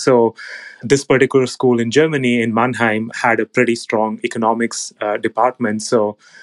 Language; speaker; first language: English; non-native, local second language; Telugu